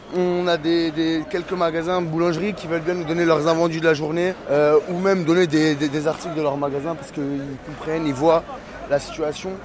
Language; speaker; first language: French; native; French